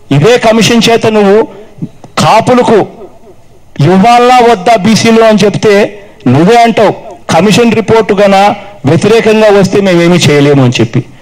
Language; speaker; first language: Telugu; native; Telugu